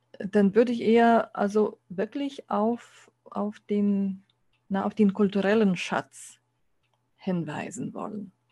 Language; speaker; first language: German; non-native, fluent; Lithuanian